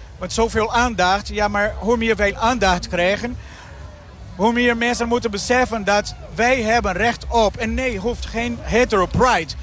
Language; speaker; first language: Dutch; non-native, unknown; Portuguese